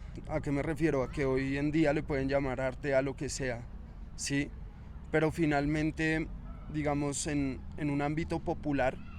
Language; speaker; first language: Spanish; native; Spanish